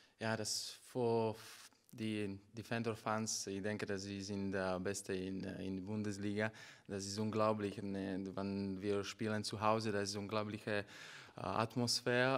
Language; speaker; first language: German; non-native, learner; Slovak